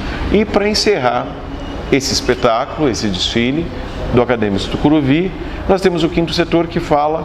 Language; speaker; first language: Portuguese; native; Portuguese